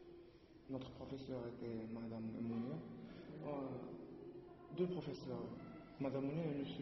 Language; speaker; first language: French; non-native, learner; Arabic